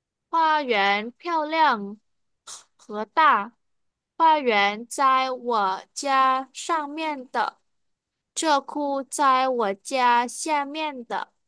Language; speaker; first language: Chinese; non-native, fluent; Vietnamese